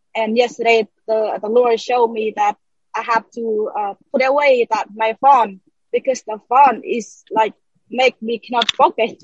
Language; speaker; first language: English; non-native, learner; Vietnamese